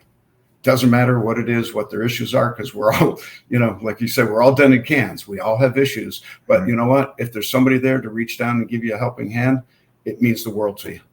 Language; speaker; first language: English; native; English